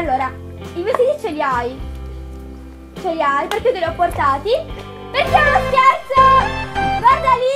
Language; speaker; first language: Italian; native; Italian